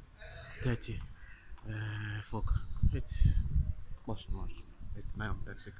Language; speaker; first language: Hungarian; non-native, learner; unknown